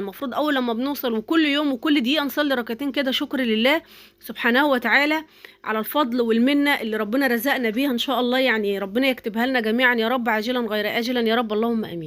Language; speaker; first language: Arabic; native; Arabic